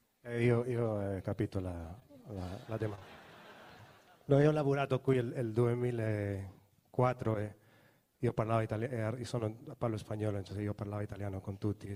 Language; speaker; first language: Italian; non-native, learner; Spanish